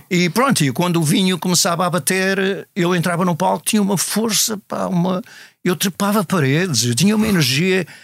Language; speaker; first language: Portuguese; native; Portuguese